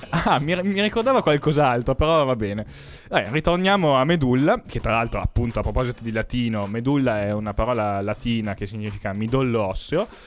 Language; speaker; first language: Italian; native; Italian